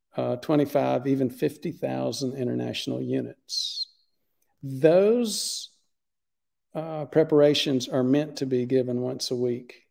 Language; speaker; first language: English; native; English